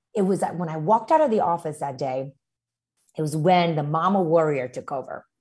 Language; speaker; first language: English; early bilingual, other home language; Romanian